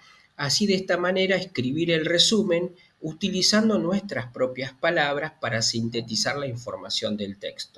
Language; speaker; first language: Spanish; native; Spanish